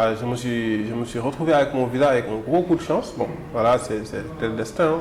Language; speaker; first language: French; non-native, local second language; Wolof